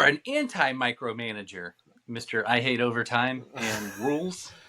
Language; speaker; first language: English; native; English